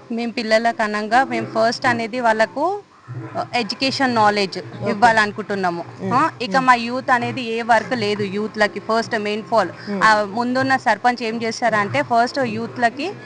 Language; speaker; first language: Telugu; non-native, local second language; Lambadi